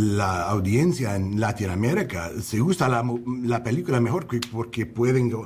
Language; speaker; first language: Spanish; non-native, learner; English